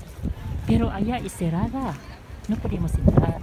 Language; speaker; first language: Spanish; non-native, learner; English